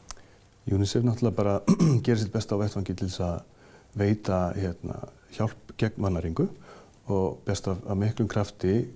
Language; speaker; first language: Icelandic; native; Icelandic